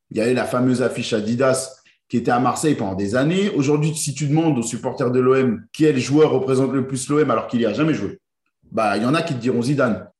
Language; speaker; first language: French; native; French